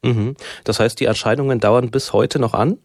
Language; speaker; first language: German; native; German